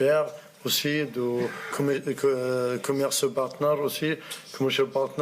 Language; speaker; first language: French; non-native, learner; Arabic